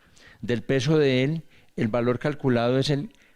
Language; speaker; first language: Spanish; native; Spanish